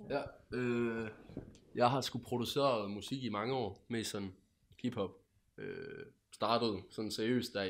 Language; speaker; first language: Danish; native; Danish